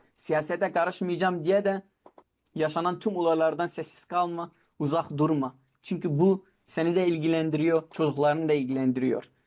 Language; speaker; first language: Turkish; non-native, local second language; Kurdish